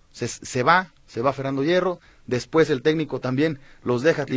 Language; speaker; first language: Spanish; native; Spanish